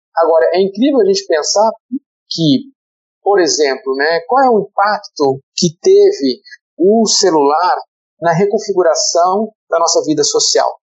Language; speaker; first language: Portuguese; native; Portuguese